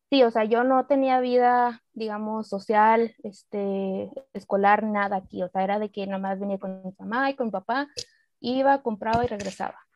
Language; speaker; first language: Spanish; native; Spanish